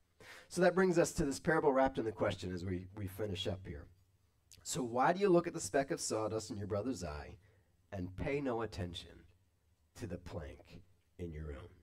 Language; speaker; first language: English; native; English